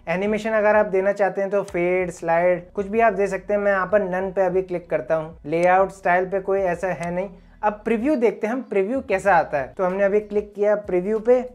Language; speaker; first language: Hindi; native; Hindi